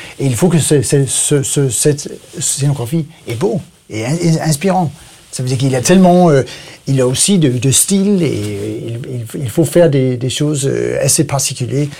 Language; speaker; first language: French; non-native, learner; Danish